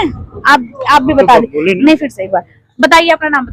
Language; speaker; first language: Hindi; native; Hindi